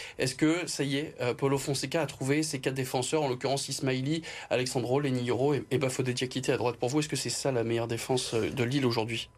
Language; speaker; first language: French; native; French